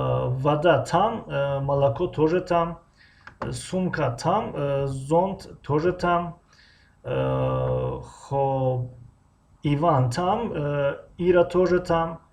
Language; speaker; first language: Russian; non-native, fluent; Tajik